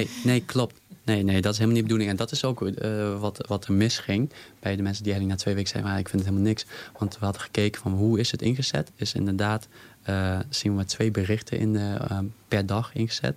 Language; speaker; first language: Dutch; native; Dutch